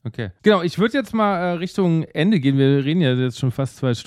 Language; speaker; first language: German; native; German